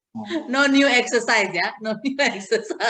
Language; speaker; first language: English; non-native, fluent; Indonesian